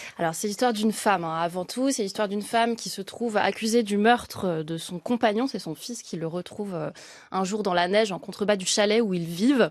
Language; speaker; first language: French; native; French